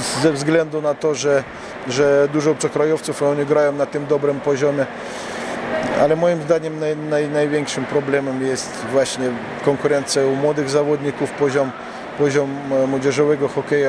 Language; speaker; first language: Polish; non-native, fluent; Russian